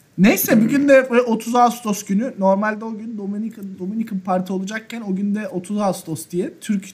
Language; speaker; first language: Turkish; native; Turkish